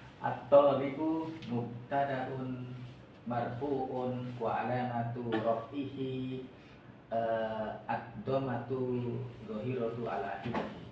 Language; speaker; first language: Arabic; non-native, learner; Indonesian